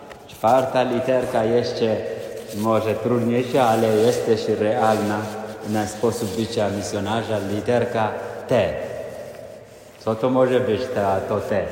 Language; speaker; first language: Polish; non-native, fluent; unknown